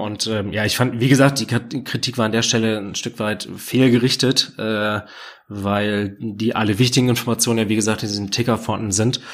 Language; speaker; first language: German; native; German